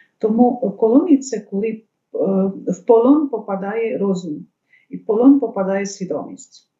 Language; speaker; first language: Ukrainian; non-native, fluent; Bangla